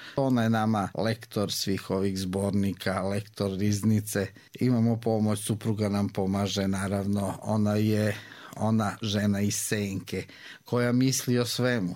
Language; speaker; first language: Serbian; native; Serbian